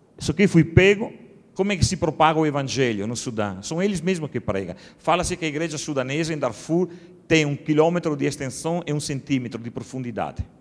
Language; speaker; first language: Portuguese; non-native, fluent; Italian